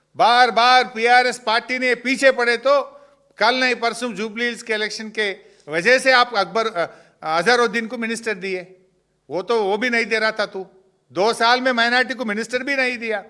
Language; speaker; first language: Hindi; non-native, local second language; Telugu